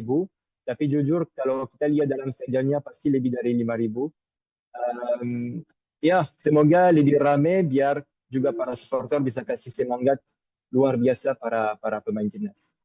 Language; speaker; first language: Indonesian; non-native, fluent; French